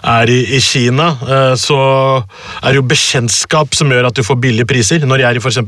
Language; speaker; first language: Norwegian; early bilingual, other home language; Urdu